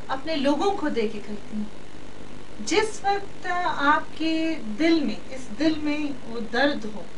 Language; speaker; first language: Urdu; non-native, local second language; Baluchi